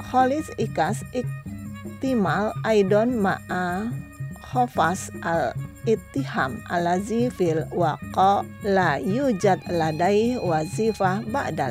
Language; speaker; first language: Arabic; non-native, fluent; Indonesian